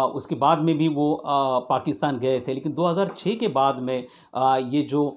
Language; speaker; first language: Hindi; non-native, local second language; Marathi